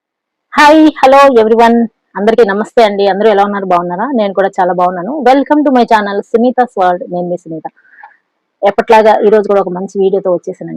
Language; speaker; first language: Telugu; native; Telugu